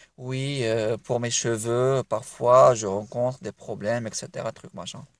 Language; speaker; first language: French; non-native, local second language; Arabic